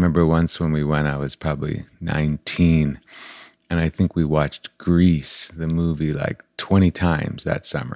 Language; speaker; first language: English; native; English